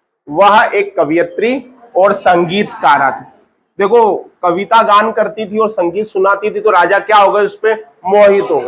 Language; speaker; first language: Hindi; native; Hindi